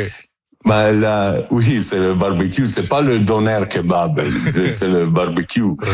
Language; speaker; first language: French; non-native, learner; Italian